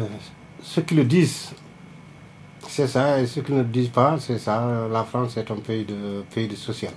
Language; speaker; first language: French; non-native, local second language; Fula